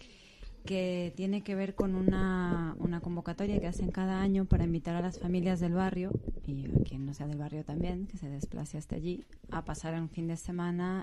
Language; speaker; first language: Spanish; native; Spanish